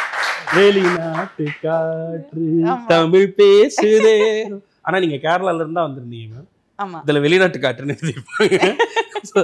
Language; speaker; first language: Tamil; native; Tamil